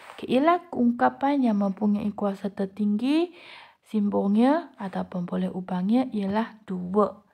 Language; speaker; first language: Malay; non-native, local second language; Chinese